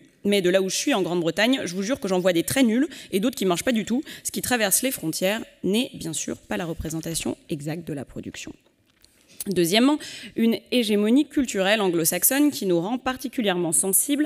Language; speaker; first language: French; native; French